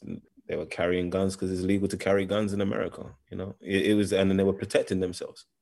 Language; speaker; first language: English; native; English